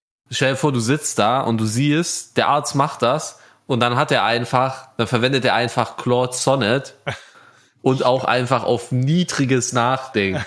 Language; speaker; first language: German; native; German